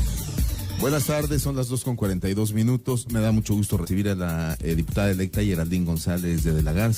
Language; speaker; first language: Spanish; native; Spanish